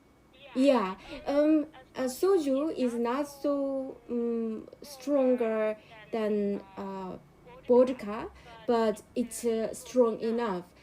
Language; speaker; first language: English; non-native, learner; Korean